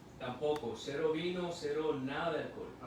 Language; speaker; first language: Spanish; native; Spanish